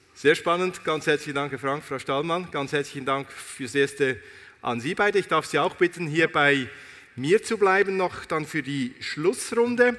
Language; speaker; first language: German; native; German